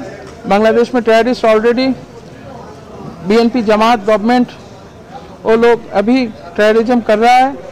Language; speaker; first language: Hindi; non-native, learner; Bangla